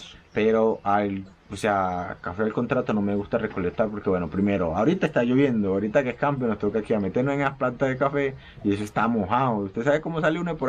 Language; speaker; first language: Spanish; native; Spanish